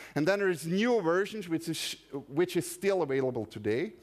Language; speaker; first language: English; non-native, fluent; German